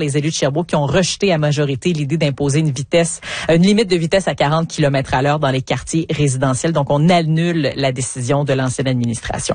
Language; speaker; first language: French; native; French